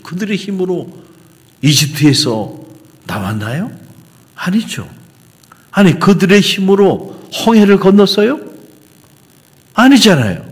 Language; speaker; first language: Korean; native; Korean